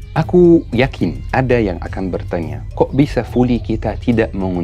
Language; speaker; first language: Indonesian; non-native, fluent; Arabic